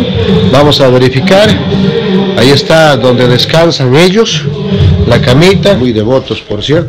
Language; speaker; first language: Spanish; native; Spanish